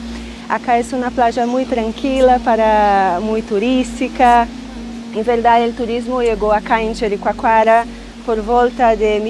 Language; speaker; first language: Spanish; non-native, learner; Portuguese